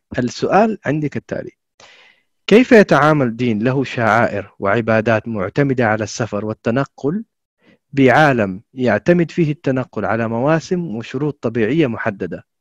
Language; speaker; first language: Arabic; native; Arabic